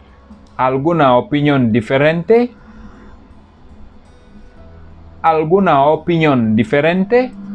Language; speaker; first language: Spanish; non-native, fluent; Wolof